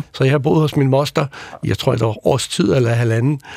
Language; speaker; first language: Danish; early bilingual, other home language; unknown